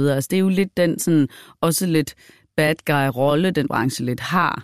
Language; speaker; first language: Danish; native; Danish